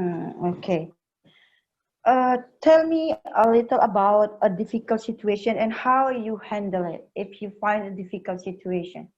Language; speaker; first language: English; non-native, learner; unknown